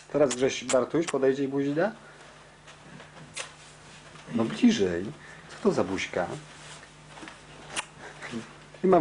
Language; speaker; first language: Polish; native; Polish